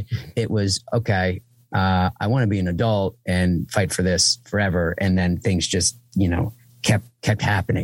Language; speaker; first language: English; native; English